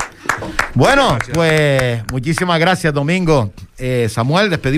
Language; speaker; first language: Spanish; native; Spanish